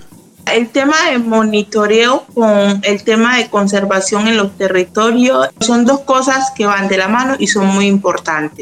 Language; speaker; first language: Spanish; native; Spanish